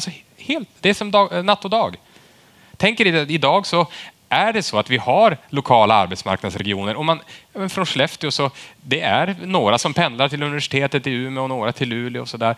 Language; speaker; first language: Swedish; native; Swedish